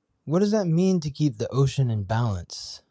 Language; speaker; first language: English; native; English